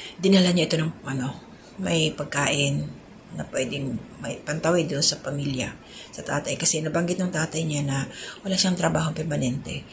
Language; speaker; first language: Filipino; native; Filipino